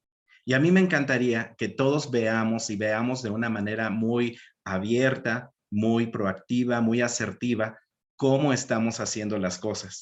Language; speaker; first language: Spanish; native; Spanish